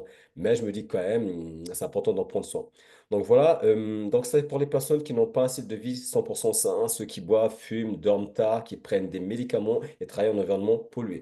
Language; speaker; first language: French; native; French